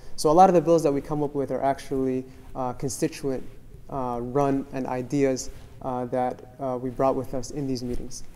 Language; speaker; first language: English; native; English